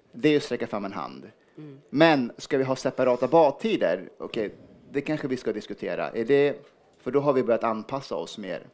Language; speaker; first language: Swedish; early bilingual, other home language; Persian